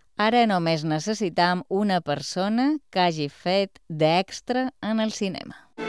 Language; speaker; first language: Catalan; native; Catalan